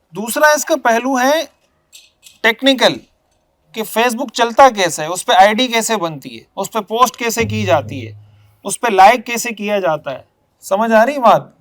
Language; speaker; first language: Urdu; native; Urdu